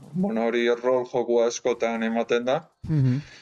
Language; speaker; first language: Basque; non-native, local second language; Spanish